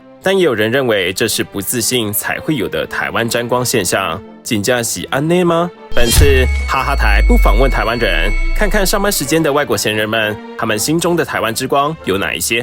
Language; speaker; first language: Chinese; native; Chinese